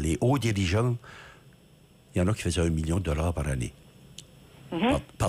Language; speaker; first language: French; native; French